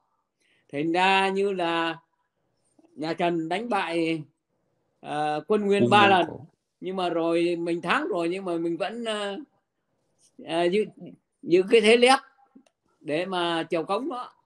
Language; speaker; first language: Vietnamese; native; Vietnamese